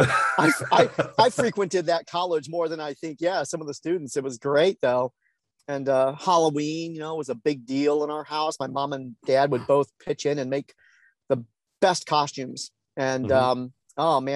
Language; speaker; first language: English; native; English